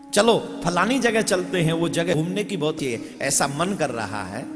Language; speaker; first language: Hindi; native; Hindi